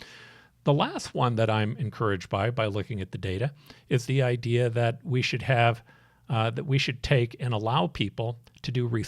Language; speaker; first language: English; native; English